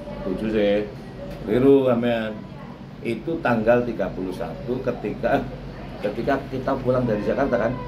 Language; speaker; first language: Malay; non-native, local second language; Javanese